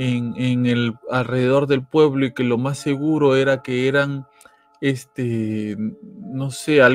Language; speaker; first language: Spanish; native; Spanish